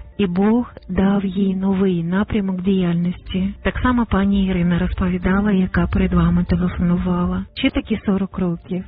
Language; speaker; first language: Ukrainian; native; Ukrainian